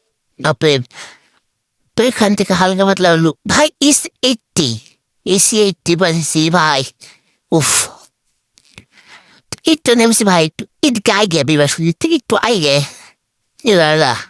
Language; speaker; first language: Bangla; native; Bangla